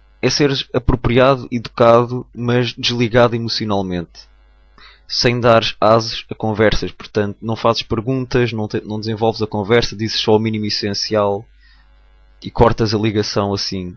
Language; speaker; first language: Portuguese; native; Portuguese